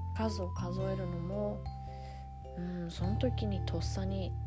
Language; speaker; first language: Japanese; early bilingual, other home language; English